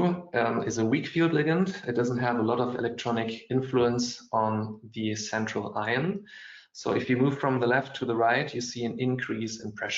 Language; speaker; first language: English; non-native, fluent; German